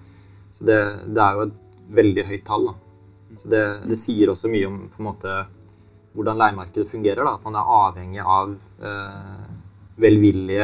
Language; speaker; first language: Norwegian; native; Norwegian